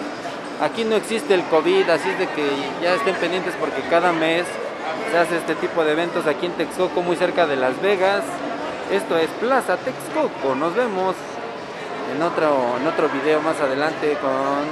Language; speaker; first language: Spanish; native; Spanish